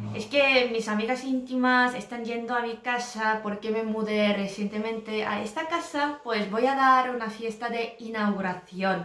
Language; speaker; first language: Spanish; non-native, learner; Korean